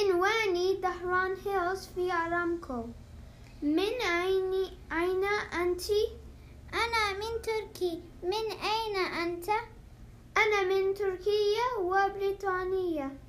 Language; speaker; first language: Arabic; non-native, learner; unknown